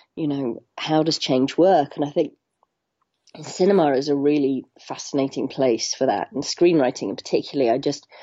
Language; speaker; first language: English; native; English